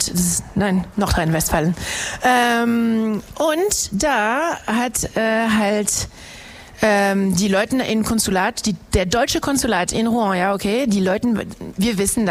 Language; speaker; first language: German; non-native, fluent; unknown